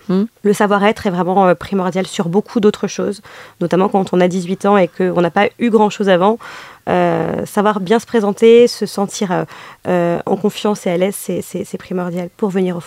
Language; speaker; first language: French; native; French